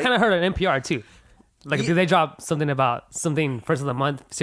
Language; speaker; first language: English; native; English